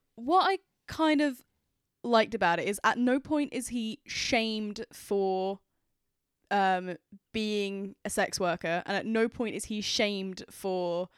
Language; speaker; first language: English; native; English